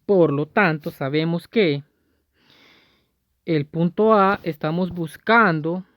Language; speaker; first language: Spanish; native; Spanish